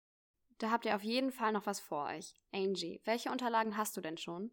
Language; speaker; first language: German; native; German